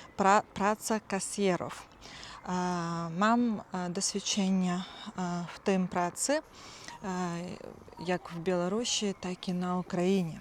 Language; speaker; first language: Polish; non-native, fluent; Ukrainian